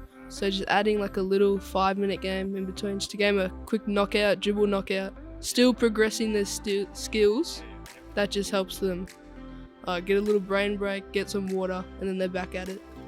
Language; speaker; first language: English; native; English